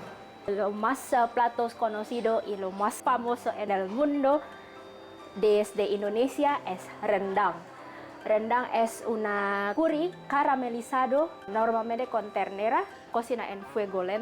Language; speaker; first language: Spanish; non-native, learner; Indonesian